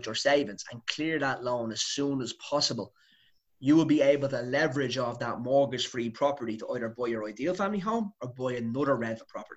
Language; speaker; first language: English; native; English